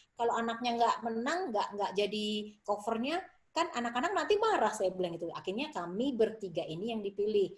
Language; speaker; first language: Indonesian; native; Indonesian